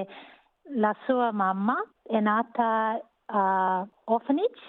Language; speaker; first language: Italian; non-native, learner; English